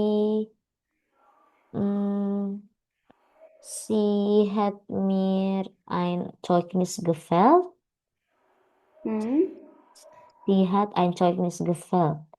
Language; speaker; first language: German; non-native, learner; Indonesian